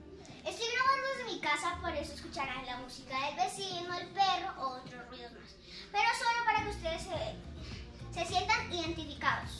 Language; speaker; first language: Spanish; native; Spanish